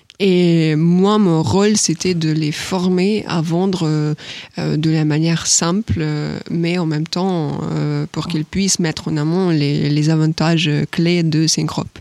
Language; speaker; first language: French; non-native, fluent; Ukrainian